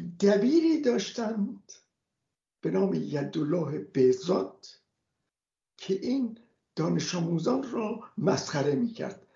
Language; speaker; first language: Persian; non-native, local second language; Kurdish